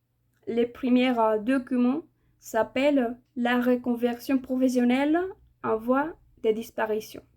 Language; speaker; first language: French; non-native, fluent; Spanish